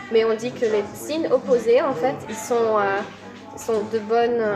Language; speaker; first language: French; non-native, fluent; English